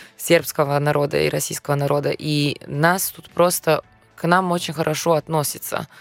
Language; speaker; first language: Russian; non-native, fluent; Serbian